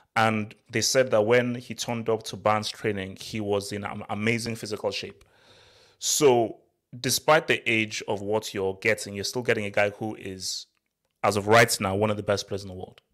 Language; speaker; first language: English; native; English